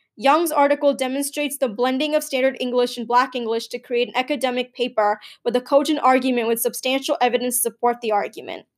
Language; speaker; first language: English; early bilingual, other home language; Gujarati